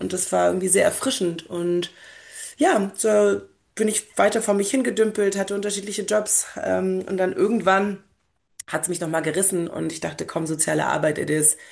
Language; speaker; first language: German; early bilingual, other home language; Polish